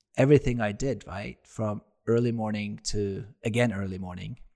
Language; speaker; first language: English; non-native, fluent; Norwegian